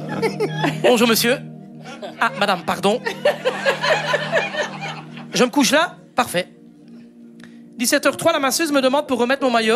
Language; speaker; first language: French; native; French